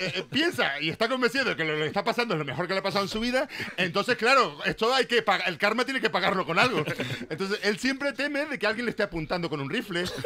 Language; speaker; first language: Spanish; native; Spanish